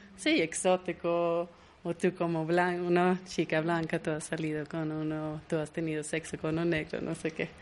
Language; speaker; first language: Spanish; non-native, fluent; Swedish